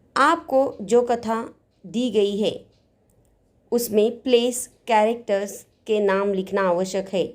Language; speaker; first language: Hindi; non-native, local second language; Marathi